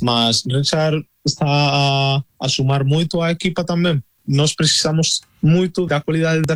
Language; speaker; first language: Portuguese; non-native, fluent; Spanish